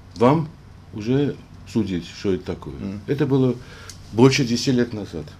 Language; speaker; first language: Russian; non-native, local second language; Armenian